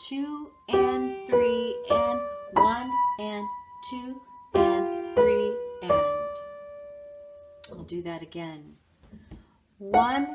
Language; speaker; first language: English; native; English